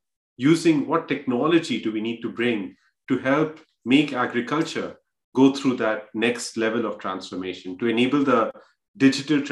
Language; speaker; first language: English; non-native, local second language; Hindi